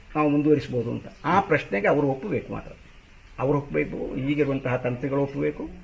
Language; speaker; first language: Kannada; non-native, local second language; Malayalam